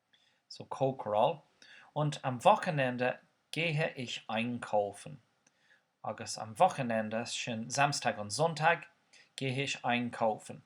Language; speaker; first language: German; non-native, fluent; Irish